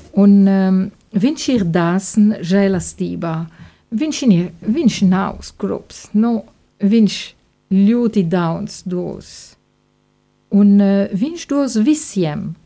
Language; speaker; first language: Latvian; non-native, fluent; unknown